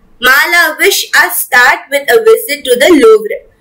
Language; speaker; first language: English; non-native, local second language; Tamil